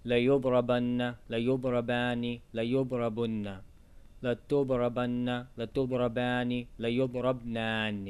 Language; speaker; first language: Arabic; non-native, fluent; English